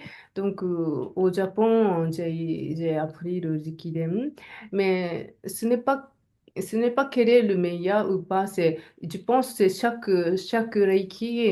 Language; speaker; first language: French; non-native, learner; Japanese